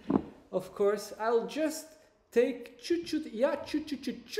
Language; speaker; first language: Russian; non-native, learner; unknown